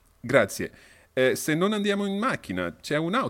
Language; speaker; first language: Italian; non-native, fluent; English